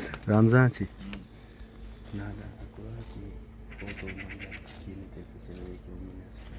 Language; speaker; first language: Russian; non-native, learner; Uzbek